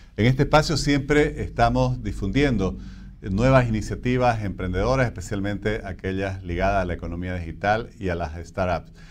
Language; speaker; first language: Spanish; native; Spanish